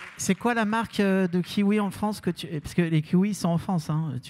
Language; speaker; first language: French; native; French